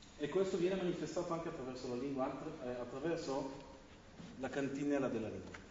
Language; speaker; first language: Italian; non-native, fluent; Hebrew